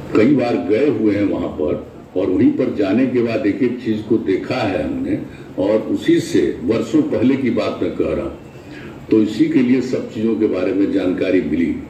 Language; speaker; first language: Hindi; native; Hindi